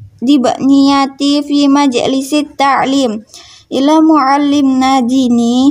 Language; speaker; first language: Arabic; non-native, learner; Indonesian